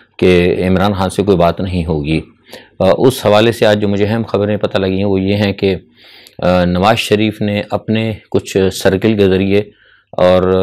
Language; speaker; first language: Urdu; native; Urdu